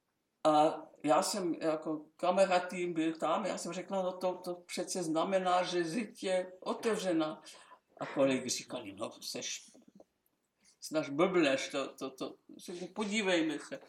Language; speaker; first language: Czech; non-native, local second language; German